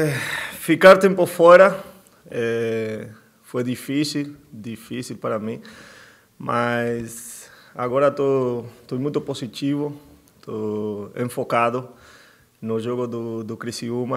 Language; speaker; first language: Portuguese; non-native, fluent; Spanish